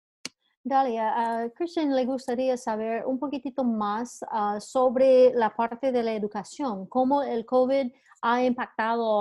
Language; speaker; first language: Spanish; non-native, fluent; English